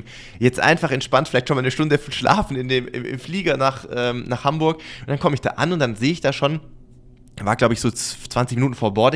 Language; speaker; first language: German; native; German